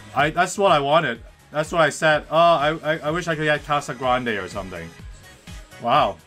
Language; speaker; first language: English; non-native, local second language; Cantonese